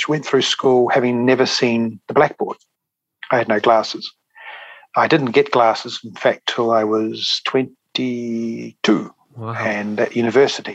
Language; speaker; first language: English; native; English